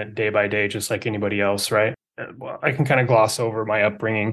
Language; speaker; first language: English; native; English